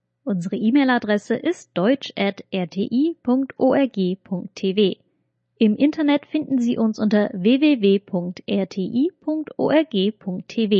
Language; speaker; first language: German; native; German